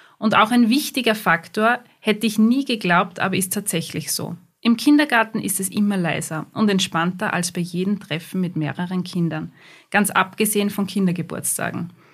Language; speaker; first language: German; native; German